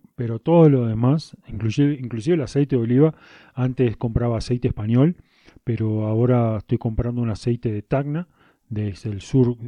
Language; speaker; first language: Spanish; native; Spanish